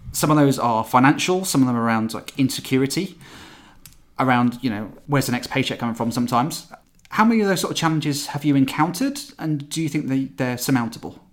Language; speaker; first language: English; native; English